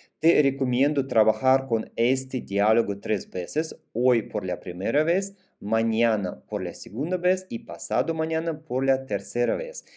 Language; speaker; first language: Spanish; non-native, fluent; Russian